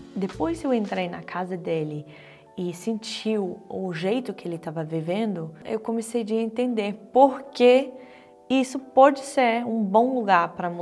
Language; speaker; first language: Portuguese; non-native, fluent; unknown